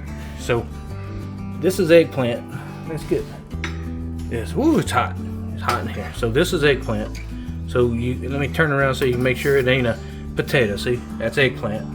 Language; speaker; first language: English; native; English